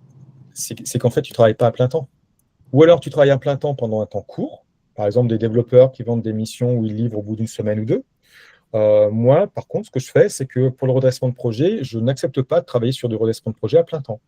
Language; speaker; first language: French; native; French